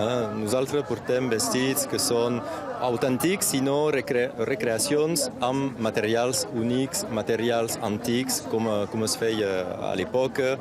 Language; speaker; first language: Catalan; non-native, local second language; French